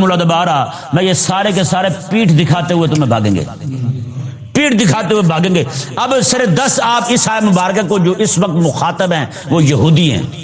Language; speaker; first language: Urdu; non-native, local second language; Punjabi